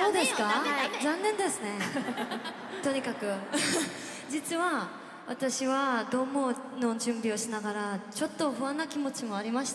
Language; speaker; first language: Japanese; non-native, fluent; Korean